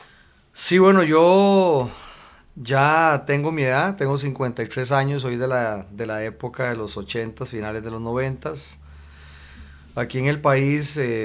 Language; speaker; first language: Spanish; native; Spanish